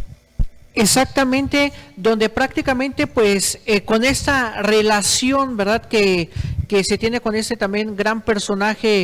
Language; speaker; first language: Spanish; native; Spanish